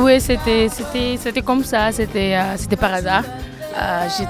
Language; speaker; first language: French; non-native, fluent; Kabuverdianu